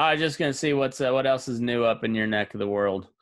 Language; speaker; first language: English; native; English